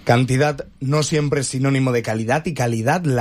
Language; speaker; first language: Spanish; native; Spanish